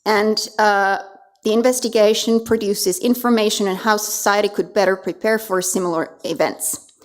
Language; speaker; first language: English; non-native, fluent; Finnish